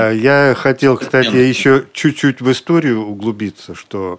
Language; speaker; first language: Russian; native; Russian